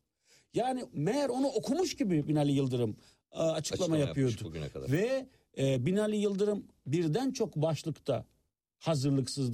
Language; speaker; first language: Turkish; native; Turkish